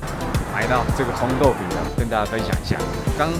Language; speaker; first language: Chinese; native; Chinese